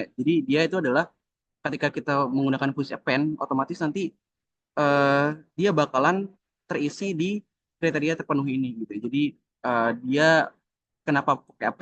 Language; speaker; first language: Indonesian; native; Indonesian